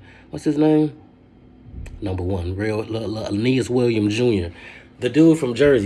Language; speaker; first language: English; native; English